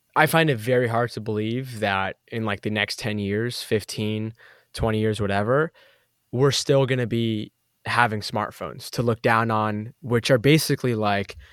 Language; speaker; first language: English; native; English